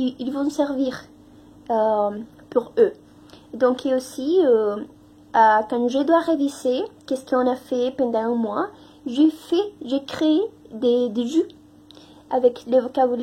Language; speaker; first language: French; non-native, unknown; Spanish